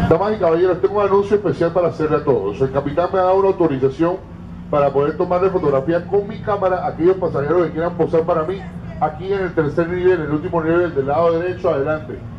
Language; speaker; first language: Spanish; native; Spanish